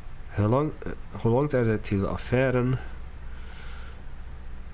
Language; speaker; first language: Swedish; non-native, learner; English